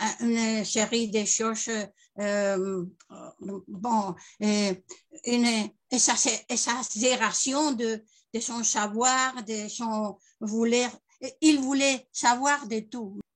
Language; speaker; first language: French; non-native, learner; Spanish